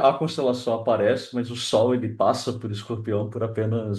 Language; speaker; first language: Portuguese; native; Portuguese